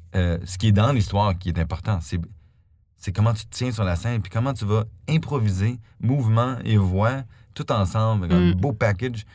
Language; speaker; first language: French; native; French